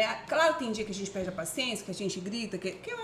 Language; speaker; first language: Portuguese; native; Portuguese